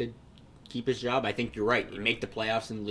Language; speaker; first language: English; native; English